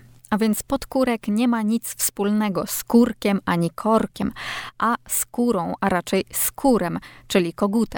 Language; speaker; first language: Polish; native; Polish